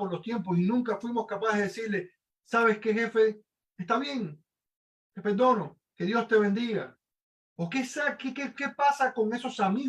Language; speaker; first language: Spanish; native; Spanish